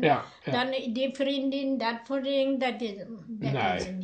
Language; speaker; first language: Dutch; non-native, learner; Nepali